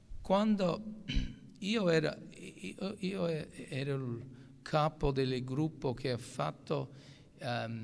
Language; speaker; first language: Italian; non-native, local second language; English